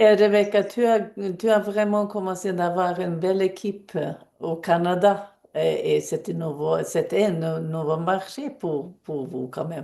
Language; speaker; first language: French; non-native, fluent; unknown